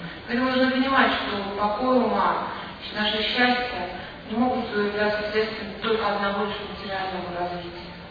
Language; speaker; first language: Russian; native; Russian